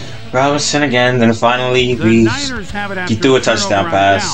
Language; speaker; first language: English; native; English